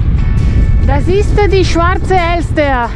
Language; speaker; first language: German; non-native, fluent; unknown